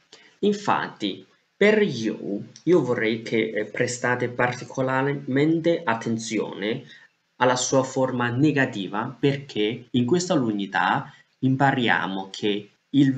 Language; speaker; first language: Italian; non-native, fluent; Chinese